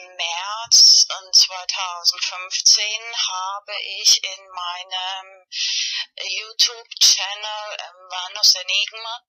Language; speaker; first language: German; non-native, fluent; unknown